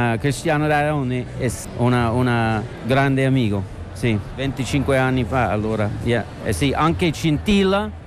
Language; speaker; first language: Italian; non-native, learner; English